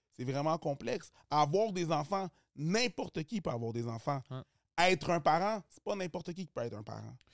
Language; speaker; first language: French; early bilingual, other home language; Haitian Creole